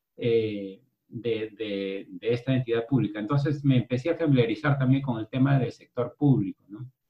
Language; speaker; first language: Spanish; native; Spanish